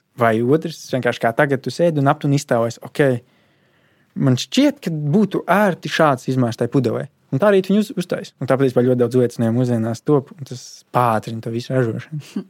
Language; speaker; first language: Latvian; native; Latvian